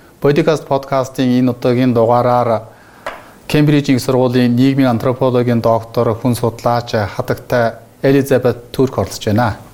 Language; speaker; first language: Mongolian; native; Mongolian